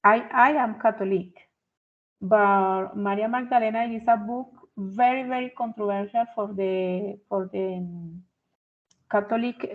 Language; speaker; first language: English; non-native, fluent; Spanish